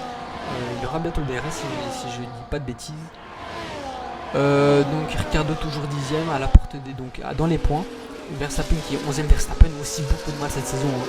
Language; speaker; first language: French; native; French